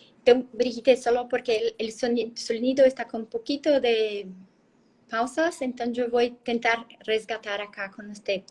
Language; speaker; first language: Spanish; non-native, learner; Portuguese